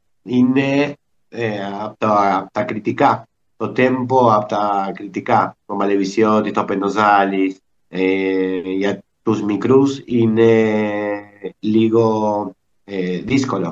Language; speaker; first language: Greek; early bilingual, heritage; Spanish